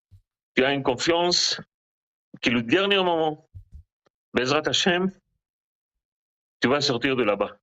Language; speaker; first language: French; non-native, learner; Hebrew